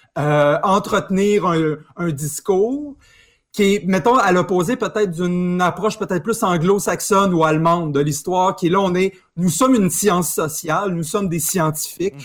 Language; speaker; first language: French; native; French